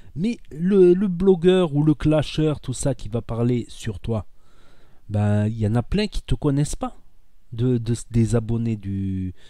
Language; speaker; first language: French; native; French